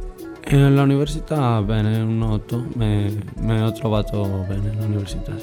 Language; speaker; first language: Italian; non-native, learner; Spanish